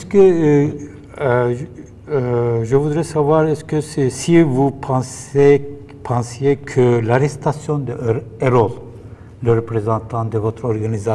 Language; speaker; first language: French; non-native, fluent; Turkish